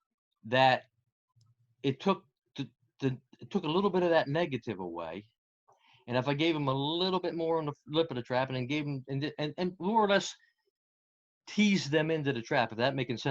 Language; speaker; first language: English; native; English